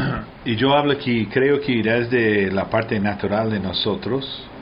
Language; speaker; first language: Spanish; early bilingual, heritage; Spanish